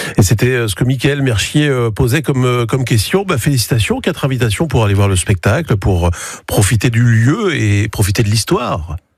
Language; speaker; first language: French; native; French